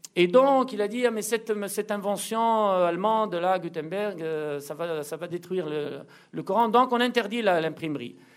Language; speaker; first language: French; non-native, local second language; Arabic